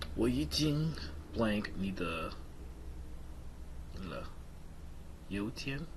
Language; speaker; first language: Chinese; non-native, learner; English